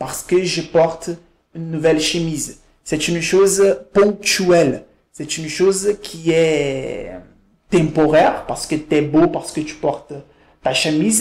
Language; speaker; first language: French; non-native, fluent; Portuguese